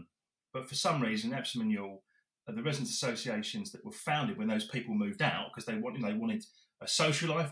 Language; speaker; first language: English; native; English